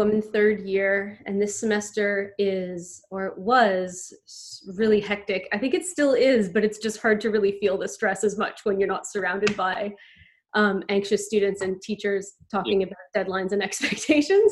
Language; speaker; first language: English; native; English